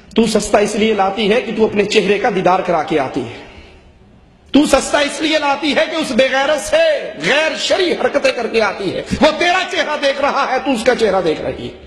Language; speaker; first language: Urdu; non-native, local second language; Punjabi